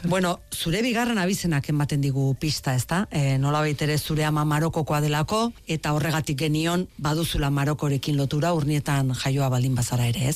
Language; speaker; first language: Basque; native; Basque